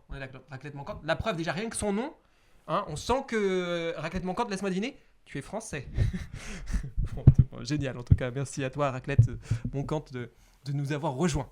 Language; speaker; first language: French; native; French